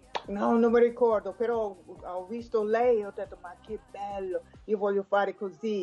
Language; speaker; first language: Italian; non-native, fluent; English